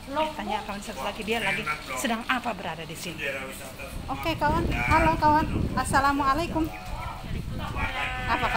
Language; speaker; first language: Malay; non-native, local second language; Sundanese